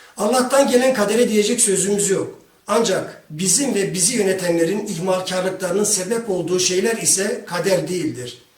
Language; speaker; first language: Turkish; non-native, local second language; Kurdish